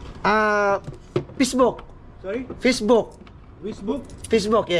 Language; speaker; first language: English; non-native, learner; Cebuano